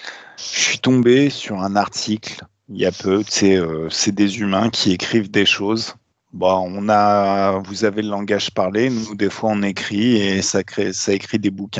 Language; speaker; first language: French; native; French